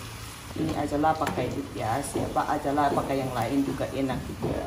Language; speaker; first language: Indonesian; native; Indonesian